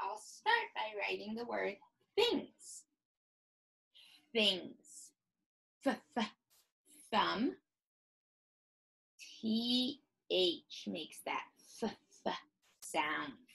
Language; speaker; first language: English; native; English